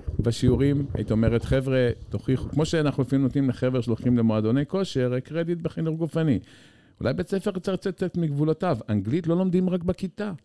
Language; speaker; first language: Hebrew; native; Hebrew